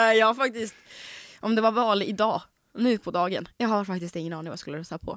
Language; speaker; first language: Swedish; native; Swedish